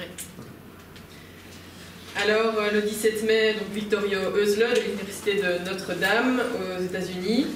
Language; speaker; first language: French; native; French